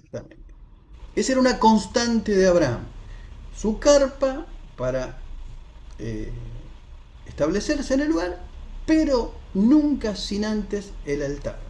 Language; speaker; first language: Spanish; native; Spanish